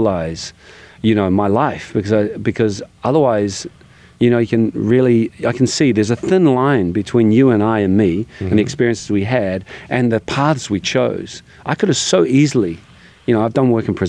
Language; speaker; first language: English; native; English